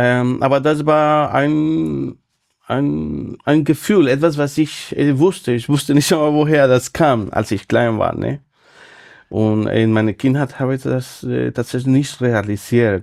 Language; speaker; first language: German; non-native, fluent; Spanish